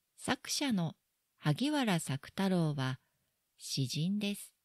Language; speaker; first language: Japanese; native; Japanese